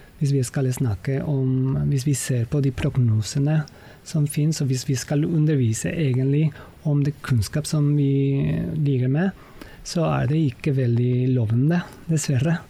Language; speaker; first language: Norwegian; non-native, fluent; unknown